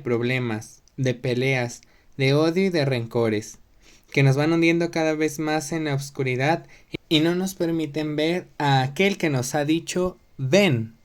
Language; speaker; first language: Spanish; native; Spanish